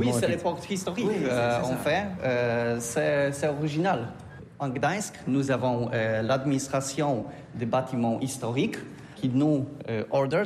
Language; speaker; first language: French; non-native, learner; Polish